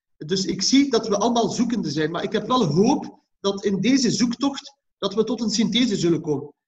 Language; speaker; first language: Dutch; early bilingual, other home language; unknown